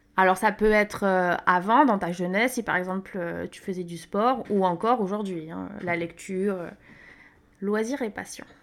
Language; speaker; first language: French; native; French